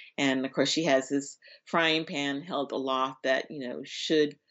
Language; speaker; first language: English; native; English